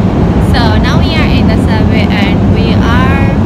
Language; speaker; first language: English; non-native, learner; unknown